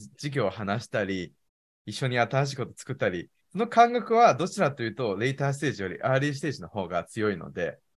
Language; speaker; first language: Japanese; non-native, fluent; Chinese